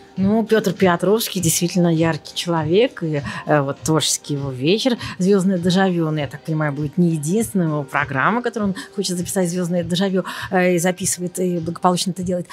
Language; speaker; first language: Russian; native; Russian